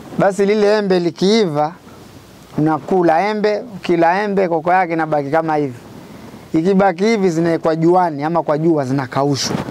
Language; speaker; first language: Swahili; non-native, local second language; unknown